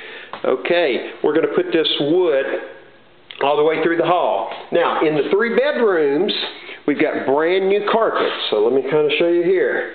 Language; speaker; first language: English; native; English